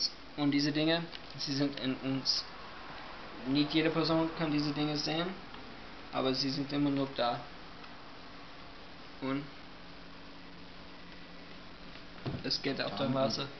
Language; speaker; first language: German; non-native, learner; English